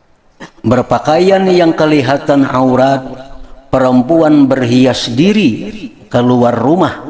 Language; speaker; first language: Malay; non-native, local second language; Banjar